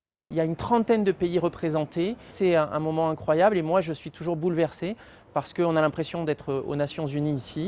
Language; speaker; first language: French; native; French